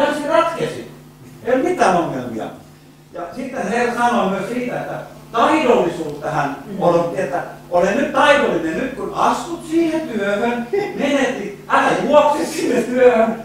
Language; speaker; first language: Finnish; native; Finnish